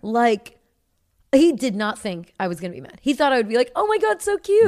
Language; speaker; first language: English; native; English